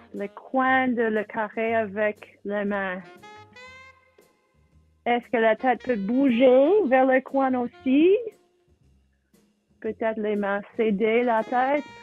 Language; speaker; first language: French; non-native, fluent; English